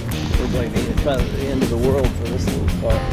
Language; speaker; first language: English; native; English